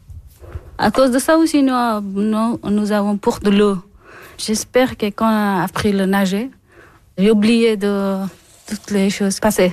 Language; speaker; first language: French; non-native, learner; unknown